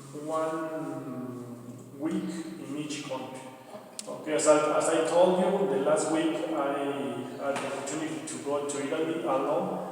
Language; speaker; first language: English; non-native, learner; Spanish